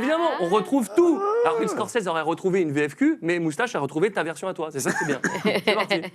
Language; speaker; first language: French; native; French